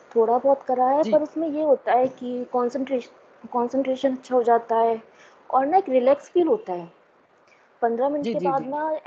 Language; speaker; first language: Hindi; native; Hindi